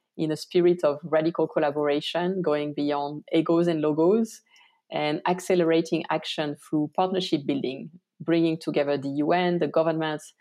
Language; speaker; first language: English; non-native, fluent; French